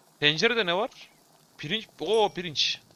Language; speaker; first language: Turkish; native; Turkish